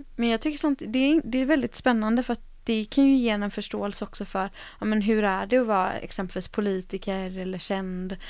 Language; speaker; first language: Swedish; native; Swedish